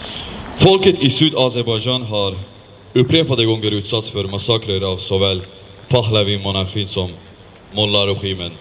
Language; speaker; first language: Swedish; non-native, fluent; Azerbaijani